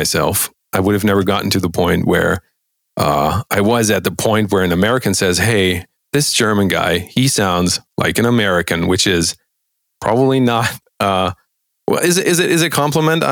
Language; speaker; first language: English; non-native, fluent; German